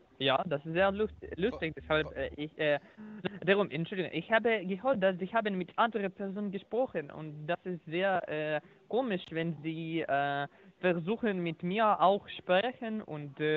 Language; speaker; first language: German; non-native, learner; Croatian